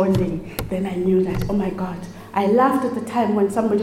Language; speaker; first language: English; non-native, local second language; Xhosa